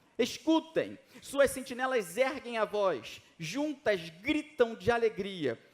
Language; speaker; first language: Portuguese; native; Portuguese